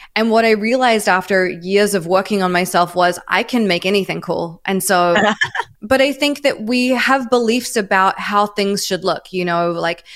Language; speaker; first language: English; native; English